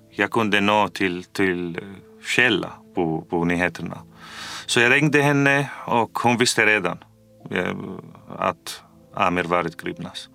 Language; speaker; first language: Swedish; non-native, fluent; Arabic